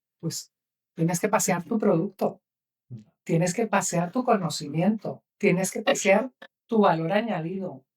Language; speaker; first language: Spanish; native; Spanish